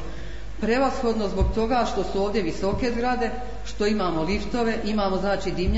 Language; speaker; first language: Croatian; native; Croatian